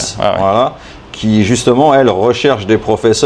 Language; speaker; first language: French; native; French